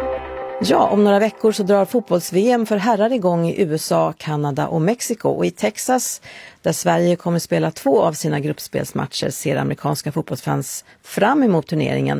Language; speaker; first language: Swedish; native; Swedish